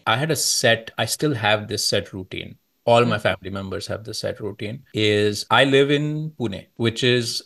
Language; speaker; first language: English; non-native, local second language; Marathi